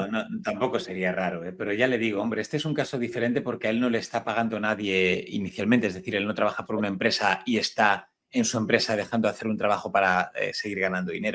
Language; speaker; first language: Spanish; native; Spanish